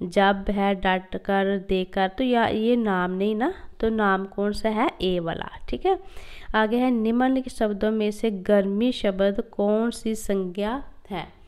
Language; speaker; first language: Hindi; non-native, local second language; Punjabi